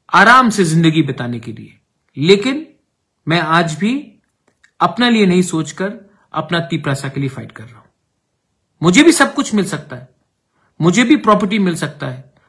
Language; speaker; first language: Hindi; non-native, local second language; Kok Borok